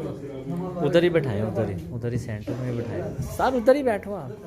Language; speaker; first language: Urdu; non-native, local second language; Pashto